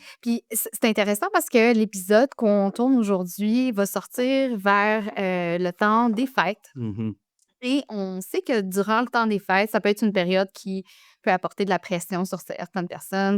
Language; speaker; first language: French; native; French